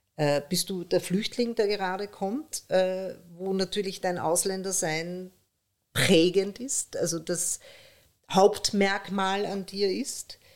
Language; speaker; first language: German; early bilingual, other home language; Persian